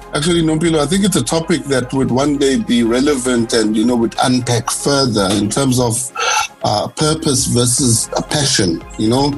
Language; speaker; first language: English; non-native, local second language; Zulu